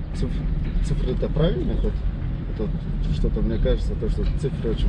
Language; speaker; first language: Russian; non-native, local second language; Kyrgyz